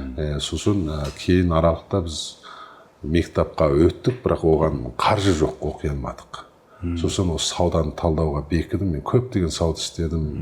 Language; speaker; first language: Kazakh; native; Kazakh